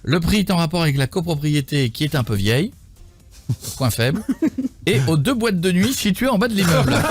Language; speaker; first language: French; native; French